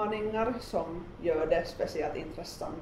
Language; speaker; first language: Swedish; non-native, local second language; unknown